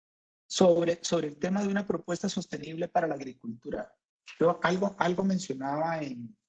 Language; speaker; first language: Spanish; native; Spanish